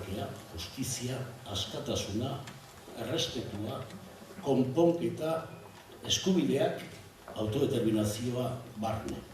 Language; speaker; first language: Basque; native; Basque